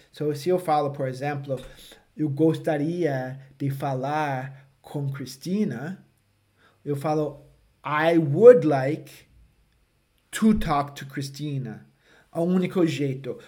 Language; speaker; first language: Portuguese; non-native, fluent; English